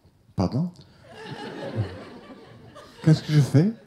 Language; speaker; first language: French; non-native, learner; English